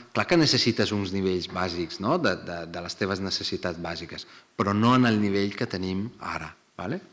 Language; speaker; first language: Catalan; non-native, fluent; Italian